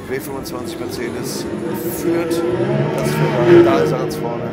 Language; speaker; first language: German; native; German